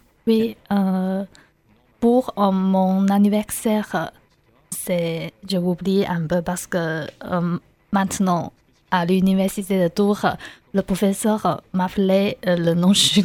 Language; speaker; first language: French; non-native, learner; Chinese